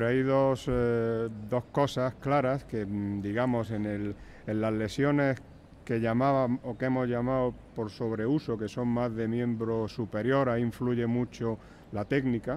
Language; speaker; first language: Spanish; native; Spanish